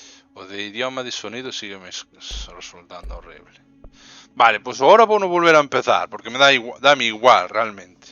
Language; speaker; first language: Spanish; non-native, local second language; Galician